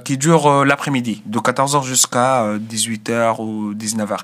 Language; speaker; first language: French; non-native, fluent; Arabic